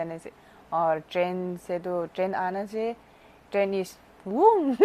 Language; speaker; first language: Hindi; non-native, local second language; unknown